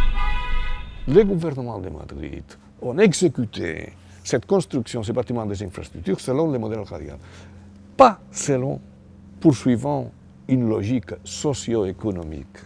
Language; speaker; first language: French; non-native, fluent; Catalan